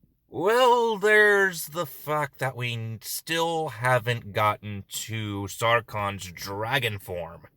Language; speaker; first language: English; native; English